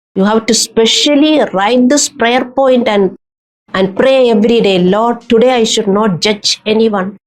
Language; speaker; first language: English; non-native, local second language; Kannada